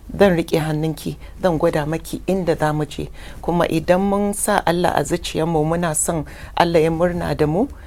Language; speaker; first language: Hausa; non-native, local second language; English